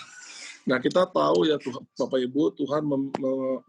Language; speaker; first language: Indonesian; native; Indonesian